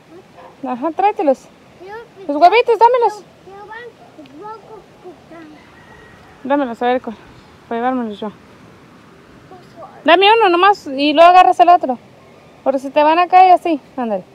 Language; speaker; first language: Spanish; native; Spanish